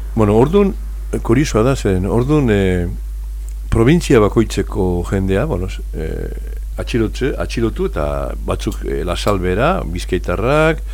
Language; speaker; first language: Basque; native; Basque